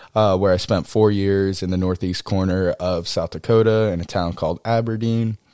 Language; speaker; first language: English; native; English